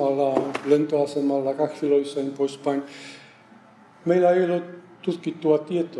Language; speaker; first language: Finnish; non-native, fluent; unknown